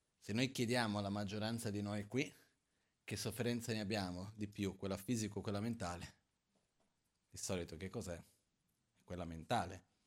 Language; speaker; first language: Italian; non-native, fluent; Portuguese